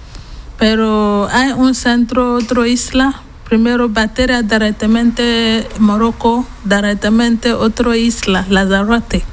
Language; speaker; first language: Spanish; non-native, learner; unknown